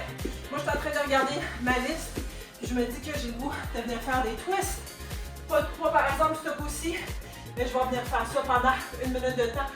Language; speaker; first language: French; native; French